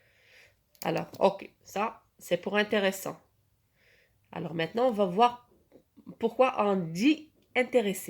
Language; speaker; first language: French; non-native, local second language; Arabic